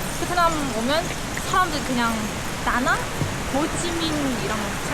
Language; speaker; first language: Korean; non-native, learner; Thai